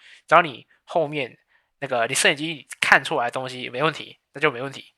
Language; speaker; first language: Chinese; native; Chinese